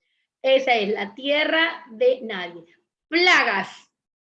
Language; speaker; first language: Spanish; native; Spanish